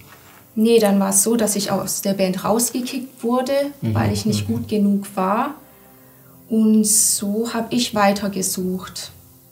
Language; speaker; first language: German; early bilingual, other home language; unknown